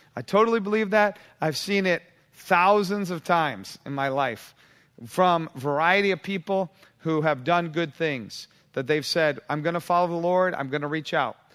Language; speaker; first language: English; native; English